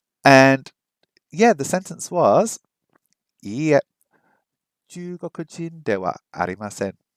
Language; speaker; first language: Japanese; non-native, learner; English